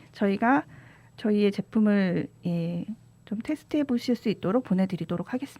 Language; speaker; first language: Korean; native; Korean